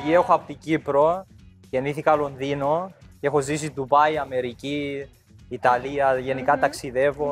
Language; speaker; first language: Greek; early bilingual, heritage; English